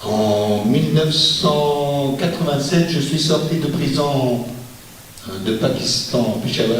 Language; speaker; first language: French; non-native, fluent; Persian